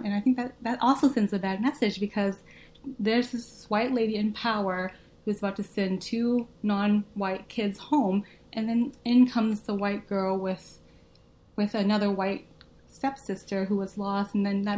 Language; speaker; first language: English; early bilingual, other home language; Vietnamese